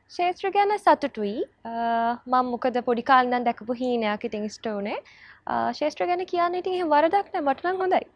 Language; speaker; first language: Sinhala; native; Sinhala